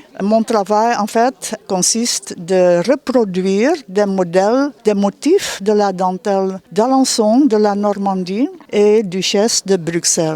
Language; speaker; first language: French; non-native, fluent; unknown